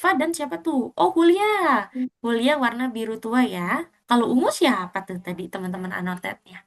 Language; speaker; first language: Indonesian; native; Indonesian